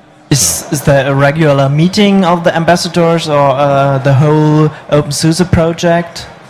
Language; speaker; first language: English; non-native, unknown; German